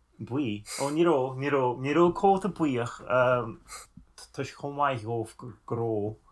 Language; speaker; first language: Irish; non-native, fluent; English